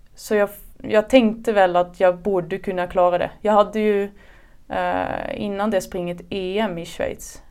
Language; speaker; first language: Swedish; non-native, fluent; Dutch